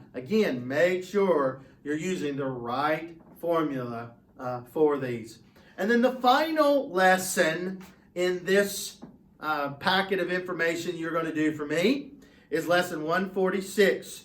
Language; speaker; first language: English; native; English